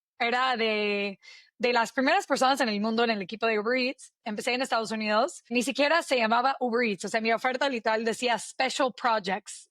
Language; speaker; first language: Spanish; non-native, fluent; English